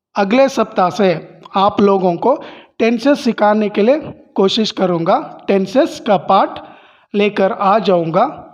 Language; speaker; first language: Hindi; non-native, local second language; Kannada